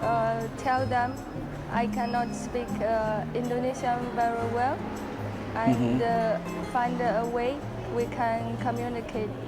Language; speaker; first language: English; non-native, fluent; Chinese